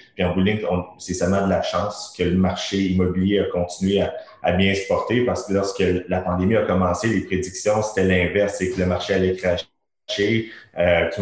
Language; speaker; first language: French; native; French